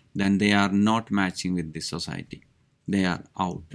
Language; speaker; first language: English; non-native, local second language; Malayalam